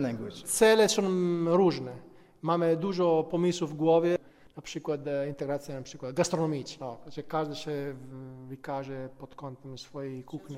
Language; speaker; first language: Polish; non-native, fluent; Italian